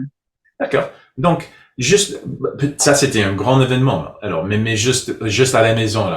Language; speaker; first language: French; non-native, learner; English